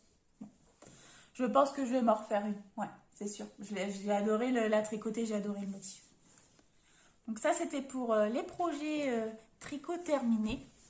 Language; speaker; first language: French; native; French